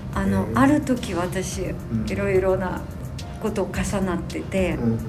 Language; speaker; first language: Japanese; non-native, fluent; Ukrainian